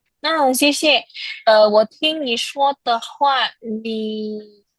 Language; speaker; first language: Chinese; non-native, fluent; Indonesian